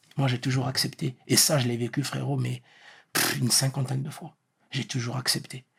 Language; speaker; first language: French; early bilingual, other home language; Lingala